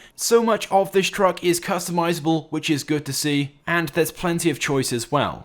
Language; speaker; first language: English; native; English